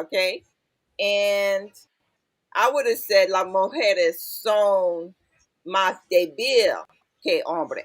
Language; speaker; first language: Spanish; non-native, learner; English